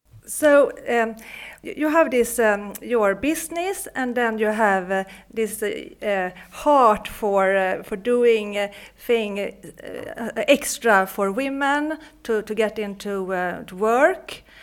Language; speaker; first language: English; non-native, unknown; Swedish